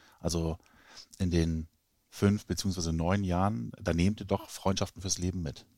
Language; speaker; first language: German; native; German